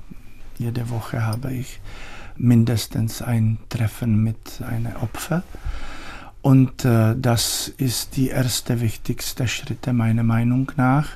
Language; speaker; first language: German; non-native, learner; Czech